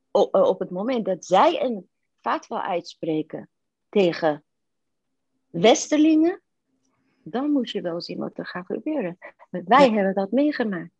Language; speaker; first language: Dutch; non-native, fluent; Persian